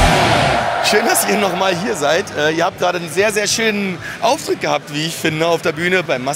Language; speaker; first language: German; native; German